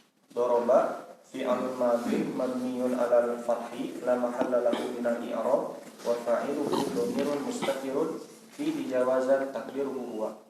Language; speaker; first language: Arabic; non-native, learner; Indonesian